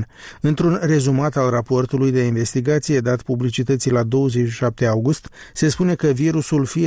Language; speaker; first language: Romanian; native; Romanian